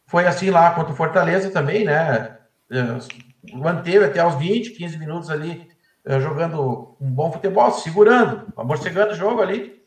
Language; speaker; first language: Portuguese; native; Portuguese